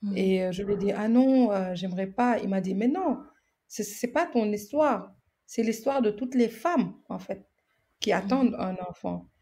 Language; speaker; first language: French; non-native, local second language; Wolof